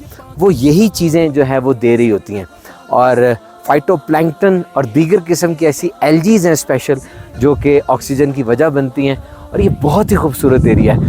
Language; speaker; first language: Urdu; native; Urdu